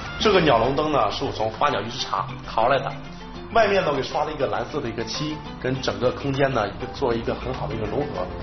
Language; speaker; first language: Chinese; native; Chinese